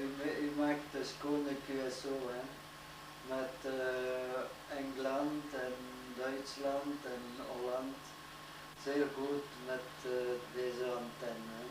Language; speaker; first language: Dutch; non-native, learner; French